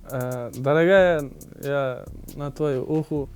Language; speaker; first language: Russian; non-native, local second language; Kazakh